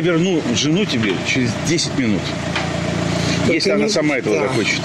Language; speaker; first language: Russian; native; Russian